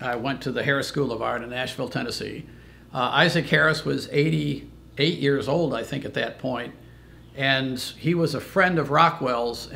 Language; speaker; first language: English; native; English